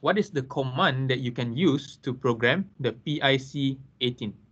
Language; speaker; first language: English; non-native, local second language; Malay